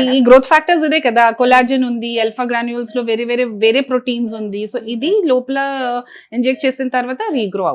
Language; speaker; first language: Telugu; non-native, fluent; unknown